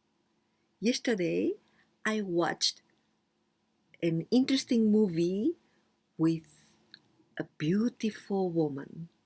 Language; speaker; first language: English; non-native, fluent; Japanese